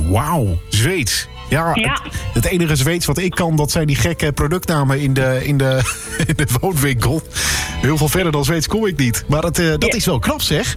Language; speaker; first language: Dutch; native; Dutch